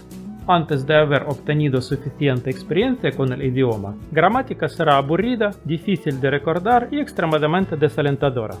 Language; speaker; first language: Spanish; non-native, fluent; Russian